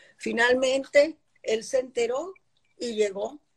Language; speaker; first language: Spanish; early bilingual, other home language; Polish